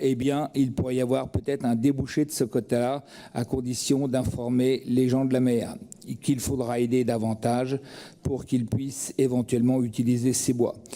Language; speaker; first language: French; native; French